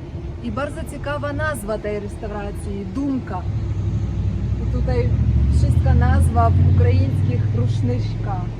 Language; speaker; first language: Polish; non-native, learner; Russian